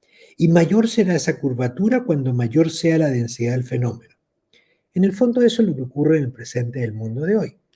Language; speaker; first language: Spanish; native; Spanish